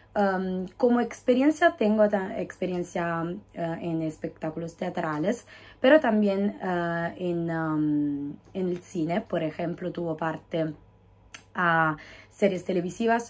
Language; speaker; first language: Spanish; non-native, learner; Italian